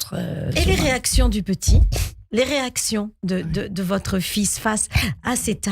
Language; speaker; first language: French; native; French